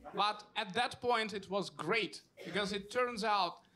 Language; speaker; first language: English; non-native, fluent; Russian